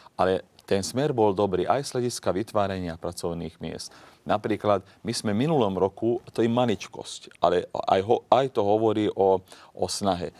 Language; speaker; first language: Slovak; non-native, local second language; Hungarian